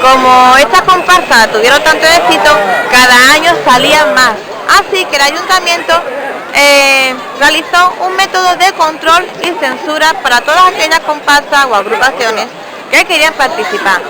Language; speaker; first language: Spanish; native; Spanish